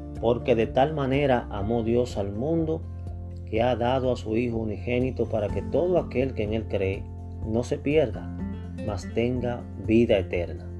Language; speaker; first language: Spanish; native; Spanish